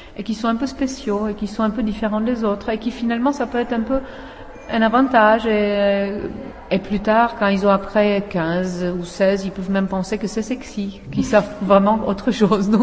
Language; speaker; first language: French; non-native, fluent; Czech